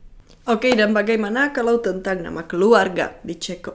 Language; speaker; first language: Indonesian; non-native, fluent; Czech